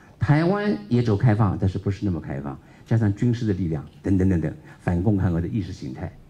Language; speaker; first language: Chinese; native; Chinese